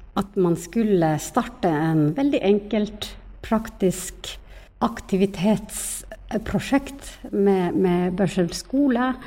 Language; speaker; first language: Norwegian; non-native, fluent; Finnish